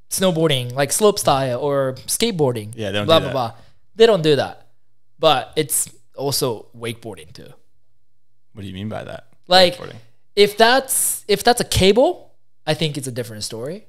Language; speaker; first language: English; non-native, fluent; Japanese